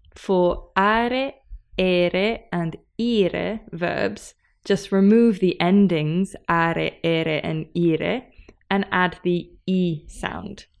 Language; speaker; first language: English; native; English